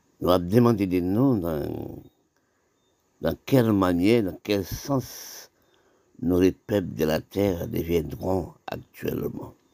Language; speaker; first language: French; non-native, local second language; Haitian Creole